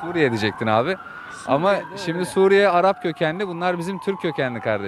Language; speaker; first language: Turkish; native; Turkish